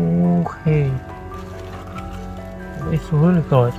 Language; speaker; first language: English; non-native, learner; Khmer